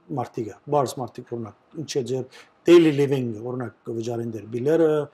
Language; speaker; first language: Armenian; early bilingual, heritage; Armenian